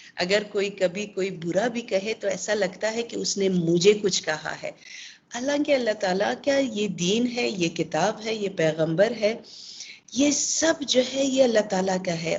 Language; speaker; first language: Urdu; non-native, local second language; Pashto